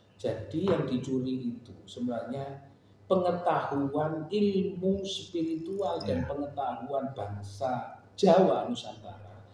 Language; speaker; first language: Indonesian; non-native, local second language; Madurese